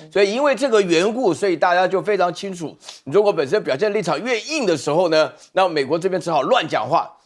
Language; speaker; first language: Chinese; native; Chinese